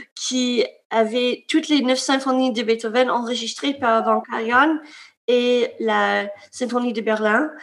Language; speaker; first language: French; non-native, fluent; English